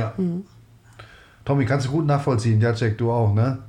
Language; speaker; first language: German; native; German